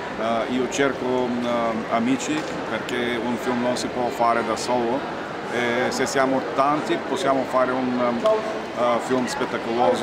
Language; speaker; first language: Italian; non-native, learner; Bulgarian